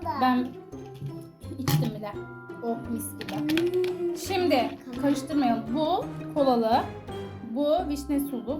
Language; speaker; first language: Turkish; native; Turkish